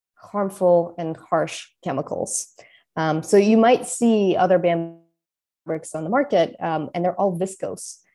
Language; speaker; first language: English; non-native, fluent; Russian